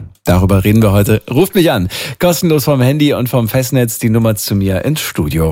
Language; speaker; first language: German; native; German